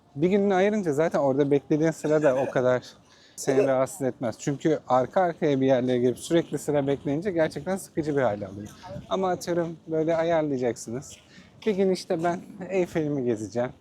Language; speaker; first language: Turkish; native; Turkish